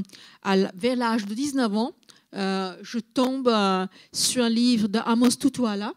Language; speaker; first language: French; non-native, fluent; Bangla